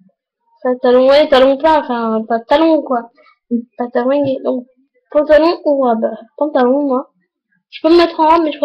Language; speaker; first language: French; native; French